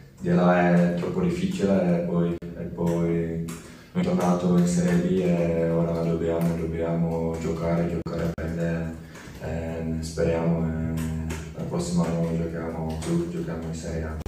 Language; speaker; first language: Italian; non-native, learner; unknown